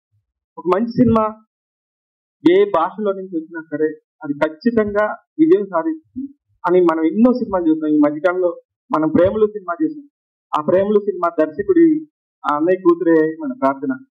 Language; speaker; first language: Telugu; native; Telugu